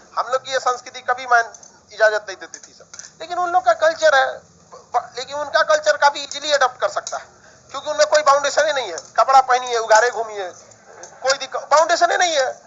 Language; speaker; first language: Hindi; native; Hindi